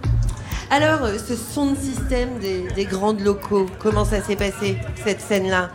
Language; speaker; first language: French; native; French